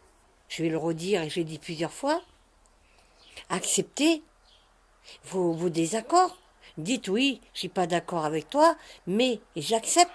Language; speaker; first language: French; native; French